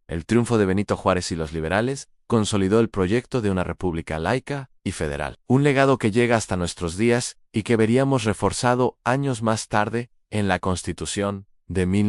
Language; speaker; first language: Spanish; native; Spanish